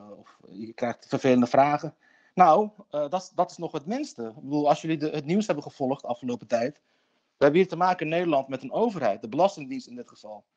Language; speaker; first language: Dutch; early bilingual, other home language; Turkish